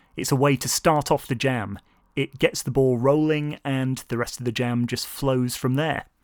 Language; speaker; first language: English; native; English